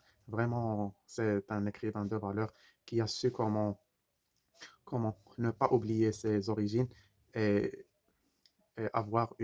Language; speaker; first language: French; non-native, fluent; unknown